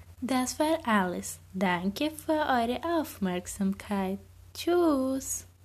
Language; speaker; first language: German; non-native, learner; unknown